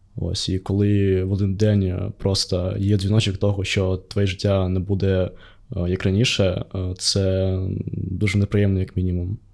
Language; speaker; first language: Ukrainian; non-native, local second language; Russian